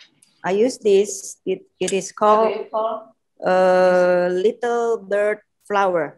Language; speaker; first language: English; non-native, fluent; Indonesian